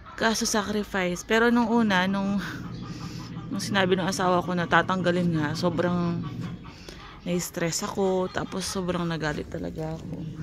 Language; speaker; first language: Filipino; non-native, local second language; Pampanga